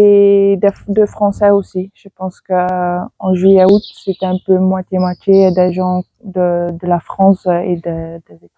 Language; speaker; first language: French; non-native, fluent; Dutch